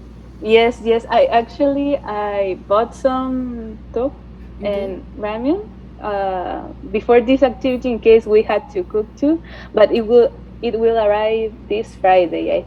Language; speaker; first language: English; non-native, fluent; Spanish